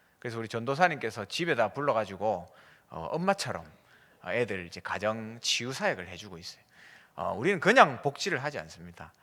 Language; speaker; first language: Korean; native; Korean